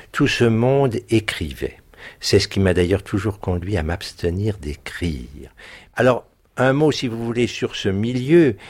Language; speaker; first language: French; early bilingual, other home language; German